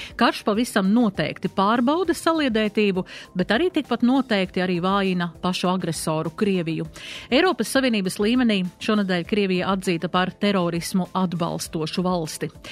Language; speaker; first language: Latvian; native; Latvian